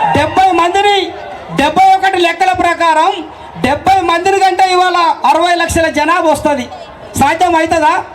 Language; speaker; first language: Telugu; non-native, local second language; Koya